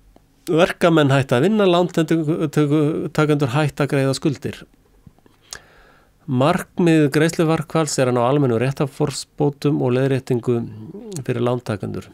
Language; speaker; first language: Icelandic; native; Icelandic